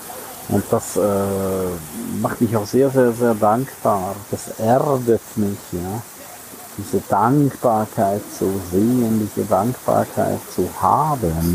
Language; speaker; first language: German; native; German